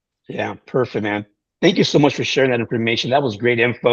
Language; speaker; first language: English; native; English